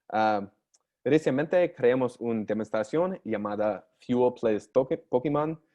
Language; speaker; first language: Spanish; non-native, learner; English